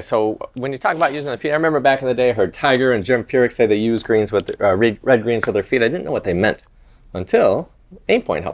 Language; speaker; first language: English; native; English